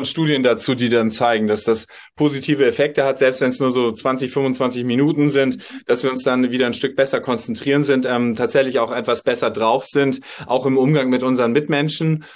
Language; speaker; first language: German; native; German